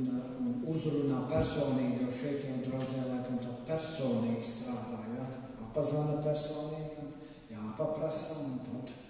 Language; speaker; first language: Latvian; native; Latvian